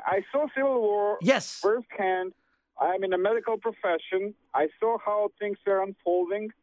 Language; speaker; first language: English; non-native, fluent; Serbian